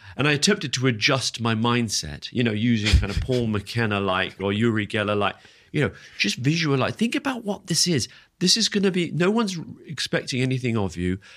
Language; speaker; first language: English; native; English